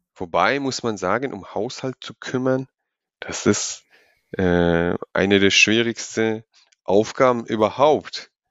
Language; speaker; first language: German; non-native, fluent; Georgian